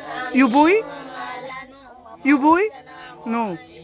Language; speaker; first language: English; non-native, learner; Korean